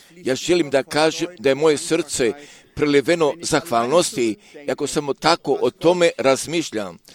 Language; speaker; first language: Croatian; early bilingual, heritage; Croatian